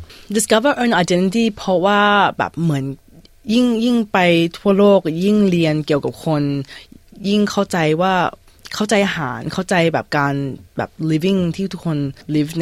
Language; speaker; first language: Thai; early bilingual, heritage; Thai